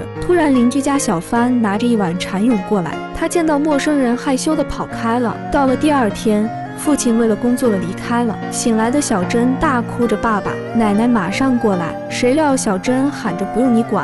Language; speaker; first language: Chinese; native; Chinese